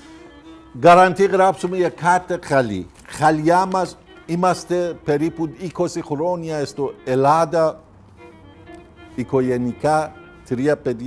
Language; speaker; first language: Greek; non-native, learner; Persian